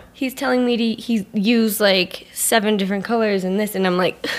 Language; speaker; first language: English; native; English